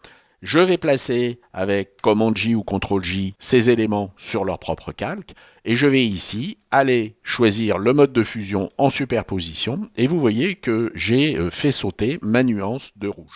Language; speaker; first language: French; native; French